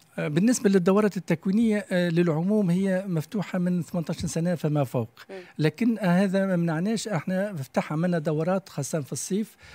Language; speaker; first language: Arabic; native; Arabic